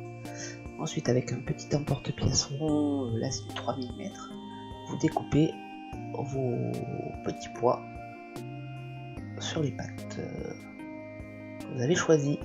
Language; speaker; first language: French; native; French